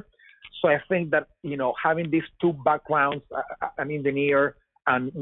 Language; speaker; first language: English; non-native, fluent; Spanish